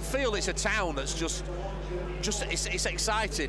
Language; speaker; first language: English; native; English